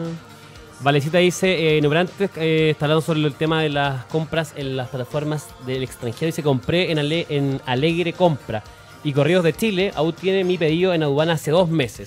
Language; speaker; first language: Spanish; native; Spanish